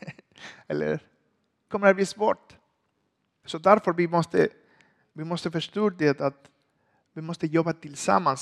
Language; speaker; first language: Swedish; non-native, learner; Spanish